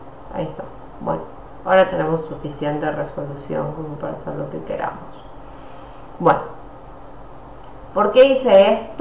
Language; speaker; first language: Spanish; native; Spanish